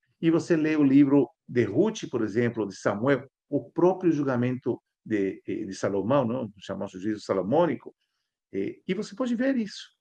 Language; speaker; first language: Portuguese; non-native, fluent; Spanish